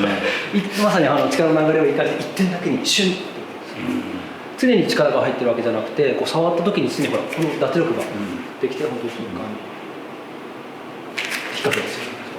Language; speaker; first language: Japanese; native; Japanese